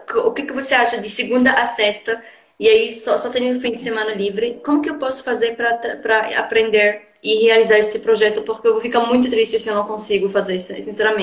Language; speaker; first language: Portuguese; non-native, fluent; Arabic